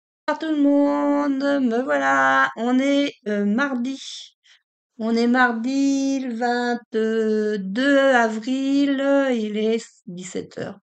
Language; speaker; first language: French; native; French